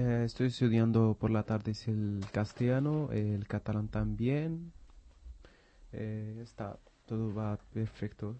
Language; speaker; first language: Spanish; non-native, learner; Arabic